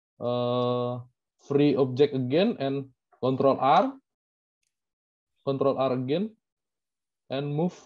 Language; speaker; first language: English; non-native, learner; Indonesian